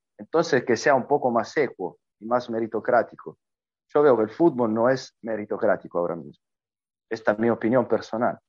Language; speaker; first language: Spanish; non-native, fluent; Italian